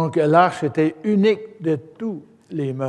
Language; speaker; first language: French; native; French